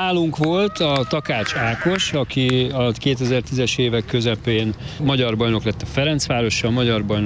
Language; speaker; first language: Hungarian; native; Hungarian